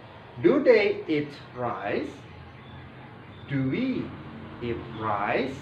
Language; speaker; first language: English; non-native, learner; Indonesian